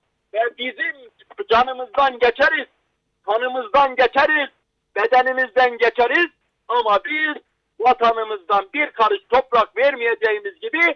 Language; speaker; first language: Turkish; native; Turkish